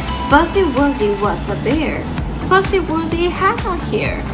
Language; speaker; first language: English; non-native, fluent; Spanish